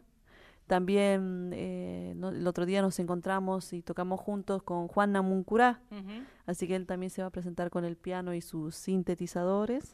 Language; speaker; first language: Spanish; native; Spanish